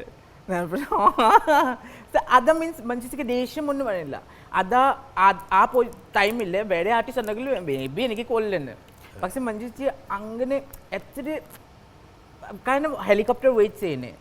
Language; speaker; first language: Malayalam; non-native, learner; Assamese